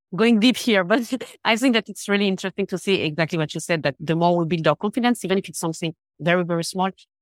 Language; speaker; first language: English; non-native, fluent; French